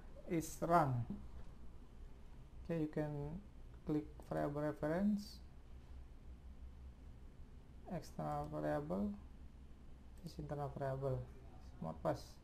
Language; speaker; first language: English; non-native, learner; Indonesian